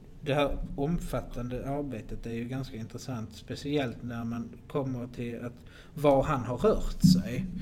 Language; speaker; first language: Swedish; native; Swedish